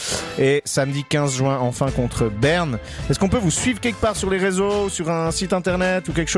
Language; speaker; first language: French; native; French